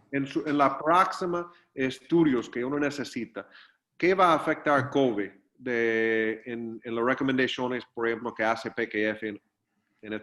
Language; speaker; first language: Spanish; non-native, fluent; English